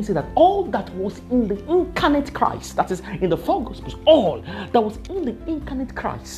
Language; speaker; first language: English; non-native, local second language; Yoruba